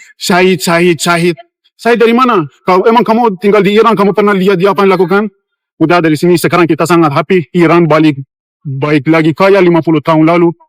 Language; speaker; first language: Indonesian; non-native, fluent; Persian